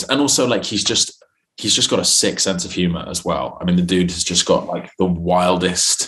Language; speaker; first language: English; native; English